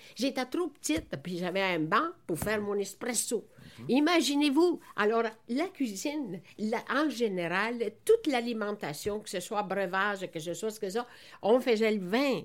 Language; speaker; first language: French; non-native, fluent; Italian